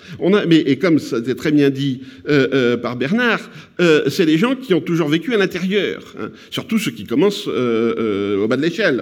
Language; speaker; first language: French; native; French